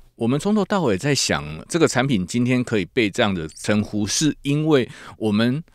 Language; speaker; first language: Chinese; native; Chinese